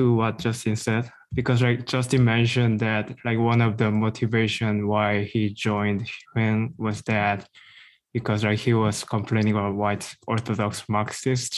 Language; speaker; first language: English; non-native, fluent; Korean